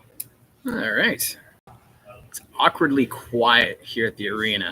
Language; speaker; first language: English; native; English